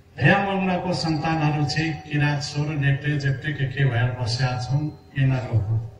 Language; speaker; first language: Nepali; non-native, local second language; Limbu